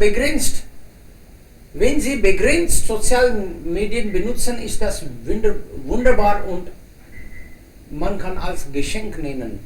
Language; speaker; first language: German; non-native, fluent; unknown